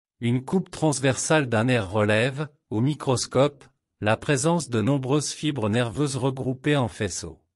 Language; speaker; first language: French; non-native, local second language; Wolof